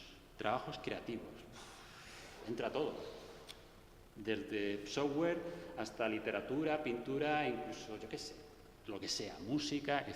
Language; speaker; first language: Spanish; native; Spanish